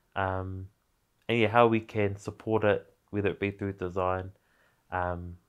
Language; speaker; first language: English; native; English